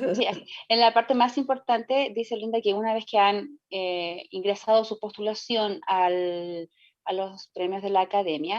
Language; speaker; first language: Spanish; native; Spanish